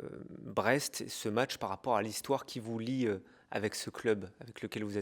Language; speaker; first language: French; native; French